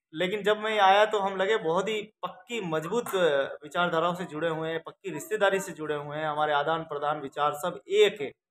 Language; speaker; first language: Hindi; native; Hindi